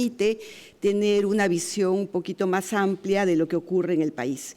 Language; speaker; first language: Spanish; native; Spanish